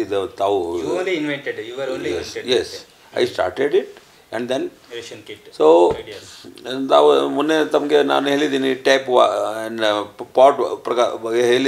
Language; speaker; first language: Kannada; non-native, learner; Hindi